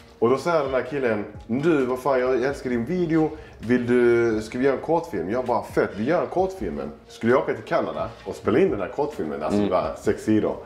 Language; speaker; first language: Swedish; early bilingual, other home language; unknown